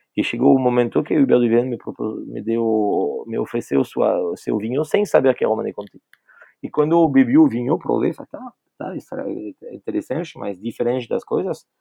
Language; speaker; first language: Portuguese; non-native, fluent; French